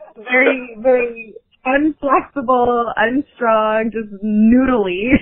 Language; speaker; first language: English; native; English